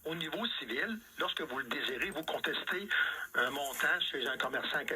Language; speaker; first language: French; native; French